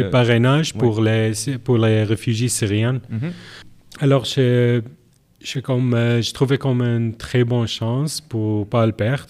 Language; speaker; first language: French; non-native, learner; Arabic